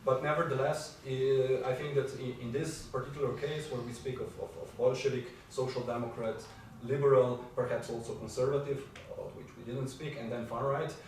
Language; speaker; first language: English; non-native, fluent; Slovenian